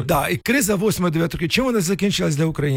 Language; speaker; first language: Ukrainian; native; Ukrainian